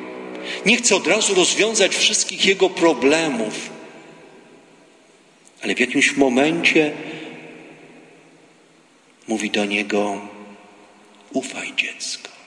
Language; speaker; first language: Polish; native; Polish